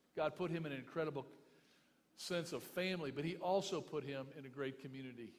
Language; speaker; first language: English; native; English